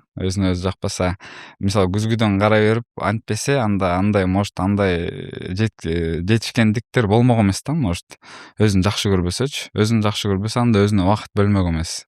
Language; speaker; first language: Kyrgyz; native; Kyrgyz